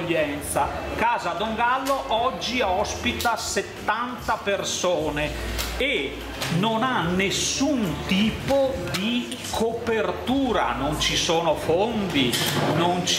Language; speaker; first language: Italian; native; Italian